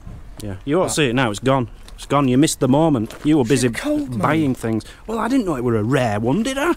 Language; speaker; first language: English; native; English